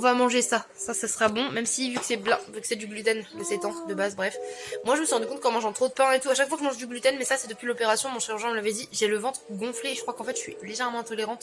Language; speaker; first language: French; native; French